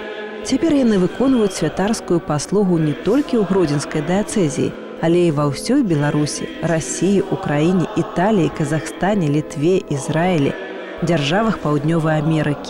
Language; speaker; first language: Belarusian; native; Belarusian